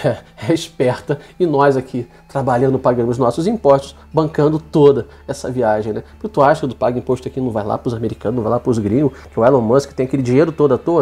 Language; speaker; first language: Portuguese; native; Portuguese